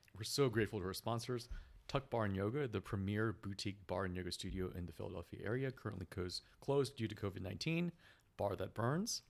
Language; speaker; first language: English; native; English